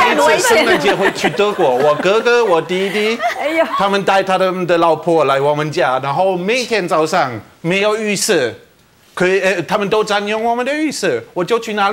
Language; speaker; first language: Chinese; non-native, fluent; German